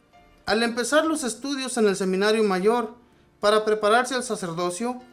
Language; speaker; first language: Spanish; native; Spanish